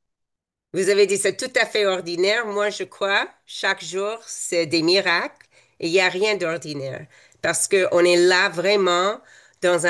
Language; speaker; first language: French; non-native, fluent; English